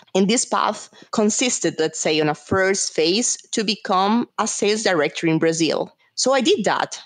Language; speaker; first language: English; non-native, fluent; Spanish